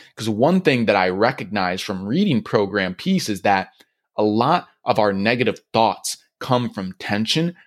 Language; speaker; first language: English; native; English